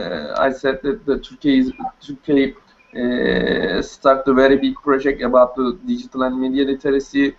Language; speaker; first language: English; non-native, learner; Turkish